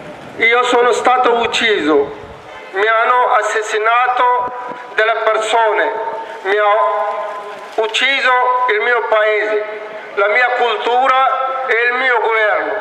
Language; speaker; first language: Italian; non-native, learner; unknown